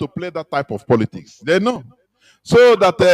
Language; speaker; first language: English; non-native, local second language; Igbo